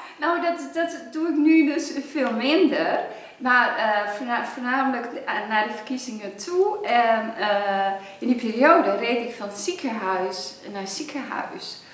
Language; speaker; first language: Dutch; early bilingual, other home language; Cantonese